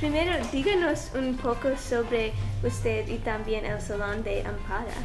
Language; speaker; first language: Spanish; non-native, learner; English